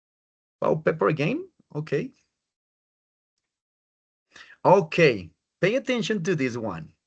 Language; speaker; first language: English; non-native, fluent; Spanish